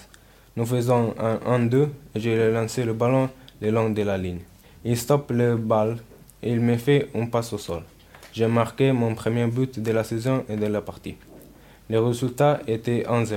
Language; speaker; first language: French; non-native, learner; Italian